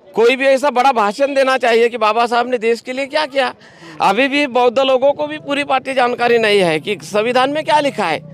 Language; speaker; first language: Hindi; non-native, local second language; Marathi